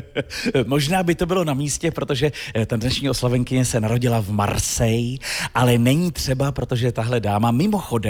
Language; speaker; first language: Czech; native; Czech